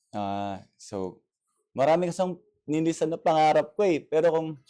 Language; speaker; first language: Filipino; native; Filipino